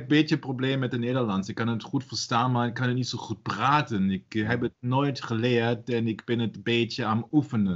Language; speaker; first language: Dutch; non-native, learner; German